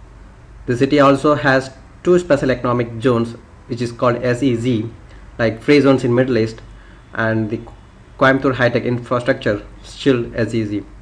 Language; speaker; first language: English; non-native, local second language; Tamil